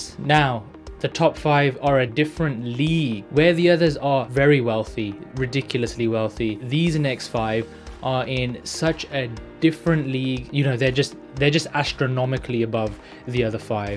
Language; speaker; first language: English; native; English